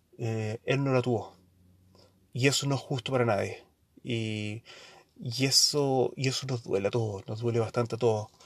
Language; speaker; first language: Spanish; early bilingual, heritage; Spanish